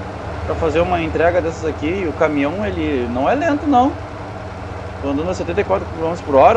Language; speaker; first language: Portuguese; native; Portuguese